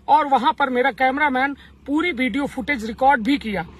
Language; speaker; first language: Hindi; native; Hindi